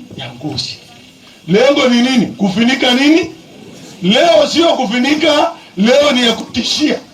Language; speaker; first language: Swahili; non-native, local second language; Kalenjin